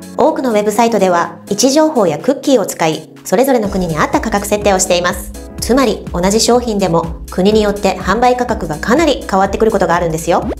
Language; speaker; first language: Japanese; native; Japanese